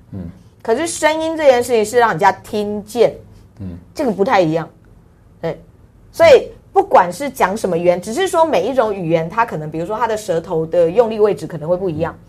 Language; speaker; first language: Chinese; non-native, local second language; Hakka Chinese